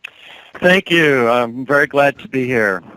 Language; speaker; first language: English; native; English